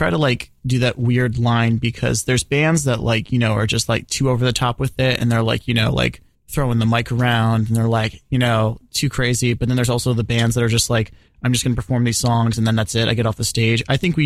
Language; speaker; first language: English; native; English